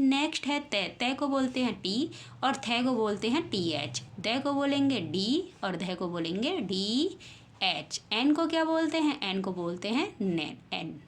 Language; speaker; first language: Hindi; native; Hindi